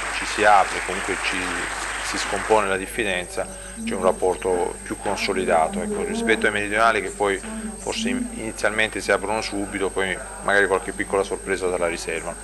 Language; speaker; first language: Italian; native; Italian